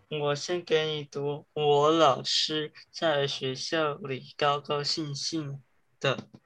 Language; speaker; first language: Chinese; early bilingual, heritage; Chinese